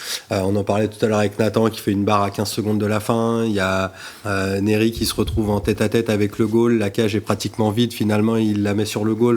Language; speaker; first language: French; native; French